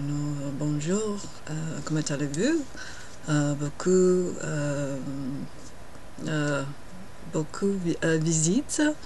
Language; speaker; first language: French; non-native, learner; English